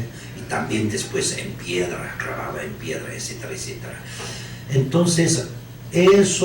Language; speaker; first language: Spanish; non-native, learner; Chinese